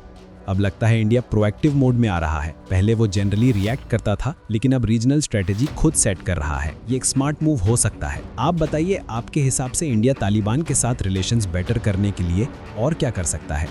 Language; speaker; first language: Hindi; native; Hindi